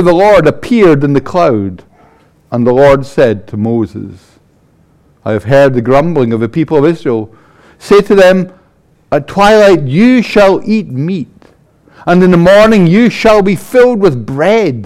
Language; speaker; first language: English; native; English